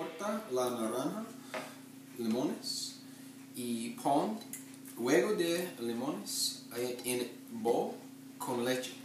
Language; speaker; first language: Spanish; non-native, learner; English